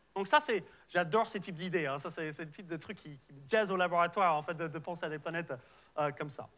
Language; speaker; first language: French; non-native, fluent; English